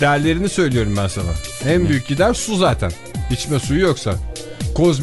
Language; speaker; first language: Turkish; native; Turkish